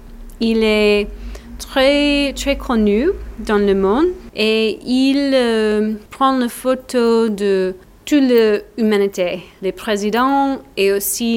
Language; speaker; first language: French; non-native, learner; English